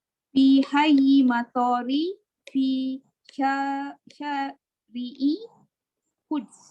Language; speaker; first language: Arabic; non-native, learner; Malay